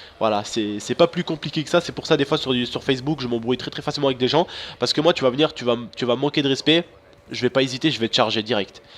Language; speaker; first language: French; early bilingual, other home language; Arabic